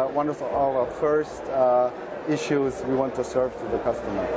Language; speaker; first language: English; non-native, fluent; German